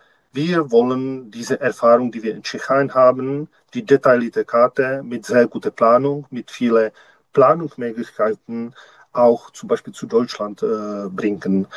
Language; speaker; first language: German; non-native, learner; Czech